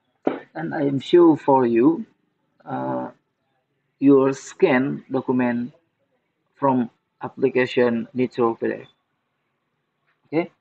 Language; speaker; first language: English; non-native, learner; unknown